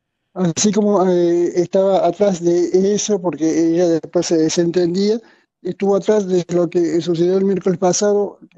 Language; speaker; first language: Spanish; native; Spanish